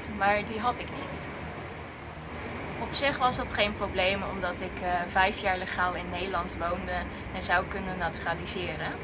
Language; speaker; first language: Dutch; early bilingual, other home language; Vietnamese